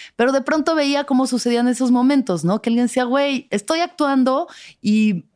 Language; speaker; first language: Spanish; native; Spanish